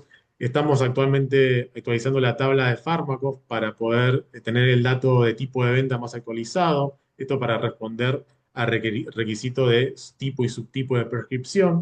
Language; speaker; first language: Spanish; native; Spanish